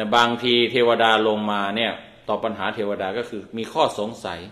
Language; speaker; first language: Thai; native; Thai